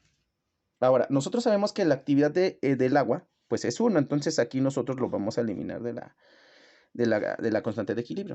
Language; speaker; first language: Spanish; native; Spanish